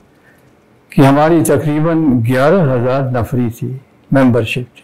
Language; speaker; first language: Urdu; native; Urdu